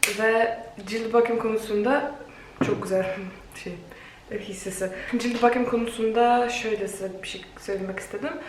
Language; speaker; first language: Turkish; non-native, fluent; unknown